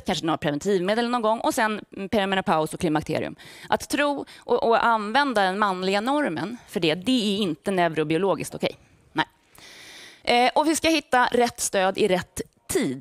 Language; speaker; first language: Swedish; native; Swedish